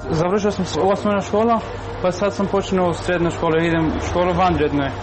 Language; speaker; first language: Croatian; non-native, learner; Arabic